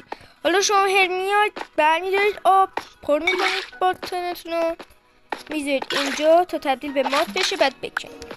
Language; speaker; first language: Persian; native; Persian